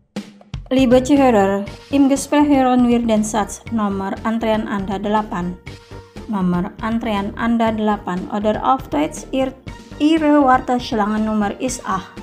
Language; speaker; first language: German; non-native, fluent; Indonesian